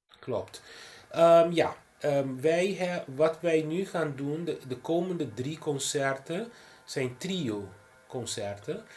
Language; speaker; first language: Dutch; non-native, local second language; Papiamento